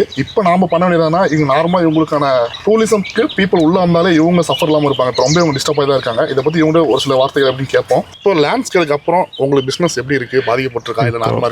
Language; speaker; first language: Tamil; native; Tamil